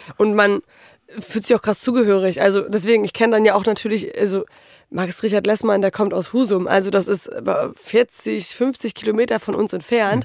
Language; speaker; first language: German; early bilingual, other home language; Polish